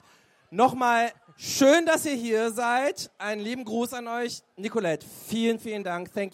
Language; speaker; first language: German; native; German